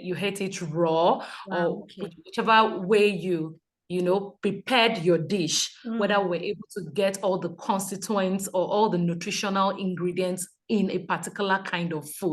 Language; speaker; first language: English; non-native, local second language; Yoruba